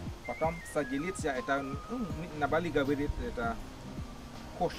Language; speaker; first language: Russian; non-native, learner; Indonesian